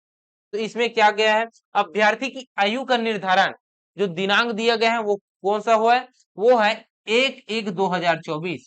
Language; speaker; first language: Hindi; native; Hindi